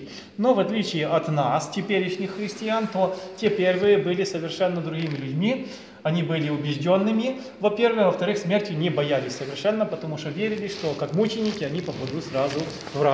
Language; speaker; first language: Russian; native; Russian